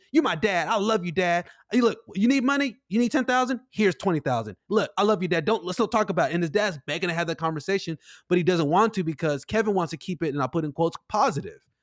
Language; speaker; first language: English; native; English